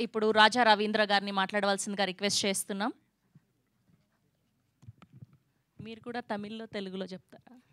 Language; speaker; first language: Telugu; native; Telugu